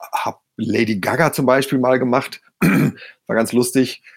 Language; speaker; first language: German; native; German